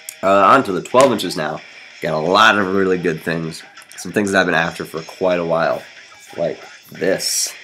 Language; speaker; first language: English; native; English